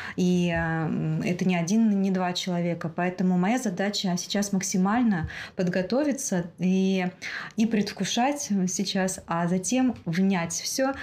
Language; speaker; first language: Russian; native; Russian